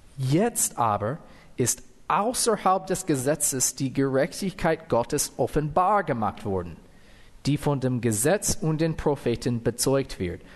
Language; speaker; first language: German; non-native, fluent; English